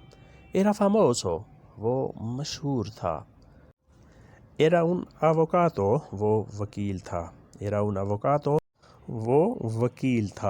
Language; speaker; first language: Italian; non-native, learner; Urdu